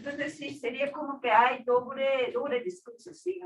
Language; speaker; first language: Spanish; non-native, fluent; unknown